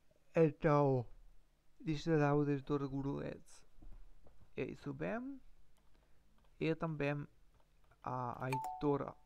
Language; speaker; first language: Portuguese; non-native, learner; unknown